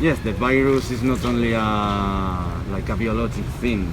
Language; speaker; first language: English; non-native, learner; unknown